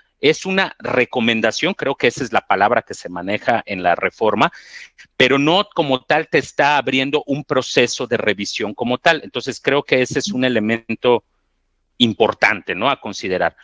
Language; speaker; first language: Spanish; native; Spanish